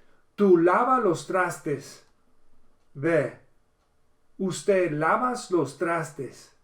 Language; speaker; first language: Spanish; non-native, fluent; English